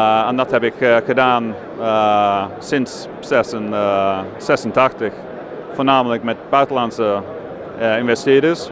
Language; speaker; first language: Dutch; non-native, fluent; English